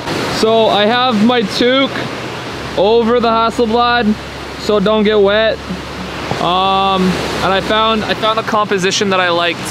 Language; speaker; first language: English; native; English